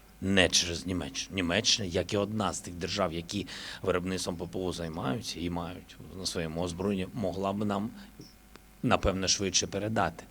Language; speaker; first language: Ukrainian; native; Ukrainian